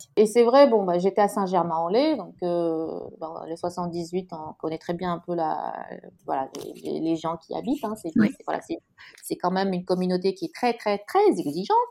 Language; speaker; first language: French; non-native, local second language; Arabic